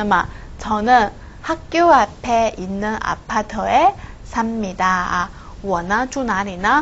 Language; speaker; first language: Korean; non-native, fluent; Chinese